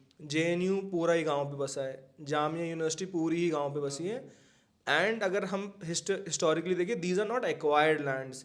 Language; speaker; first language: Hindi; native; Hindi